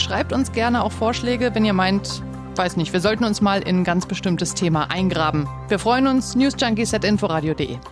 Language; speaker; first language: German; native; German